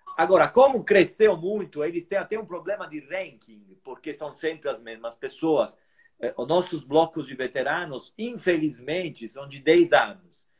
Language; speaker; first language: Portuguese; non-native, fluent; Italian